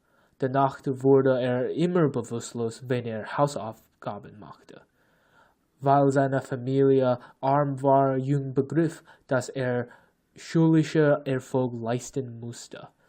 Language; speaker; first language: German; non-native, learner; English